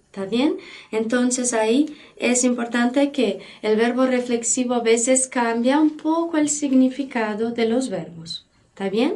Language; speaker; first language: Spanish; non-native, fluent; Portuguese